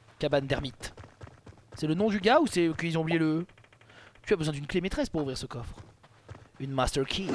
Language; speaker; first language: French; native; French